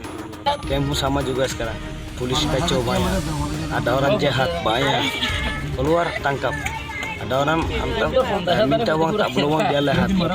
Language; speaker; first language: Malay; non-native, learner; Rohingya